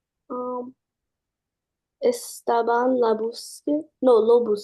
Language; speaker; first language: Spanish; non-native, learner; English